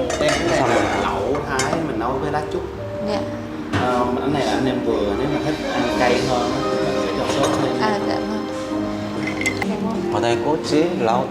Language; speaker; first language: Vietnamese; non-native, learner; Korean